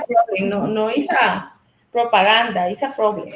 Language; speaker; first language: English; non-native, learner; Spanish